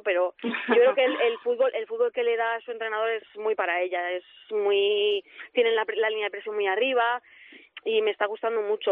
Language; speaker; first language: Spanish; native; Spanish